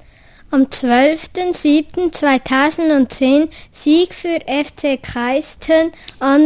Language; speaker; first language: German; native; German